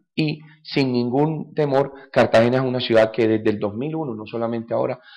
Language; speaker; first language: Spanish; native; Spanish